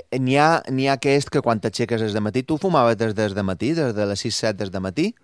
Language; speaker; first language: Catalan; native; Catalan